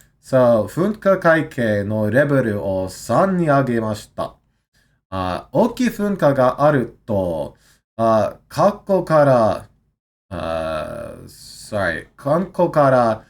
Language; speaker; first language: Japanese; non-native, learner; English